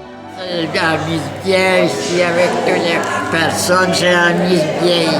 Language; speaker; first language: French; non-native, local second language; Ukrainian